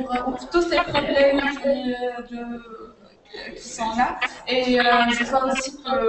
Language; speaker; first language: French; non-native, local second language; Arabic